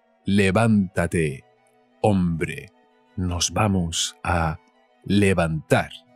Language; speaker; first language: Spanish; native; Spanish